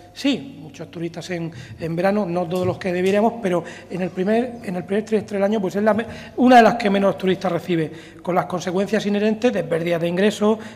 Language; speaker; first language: Spanish; native; Spanish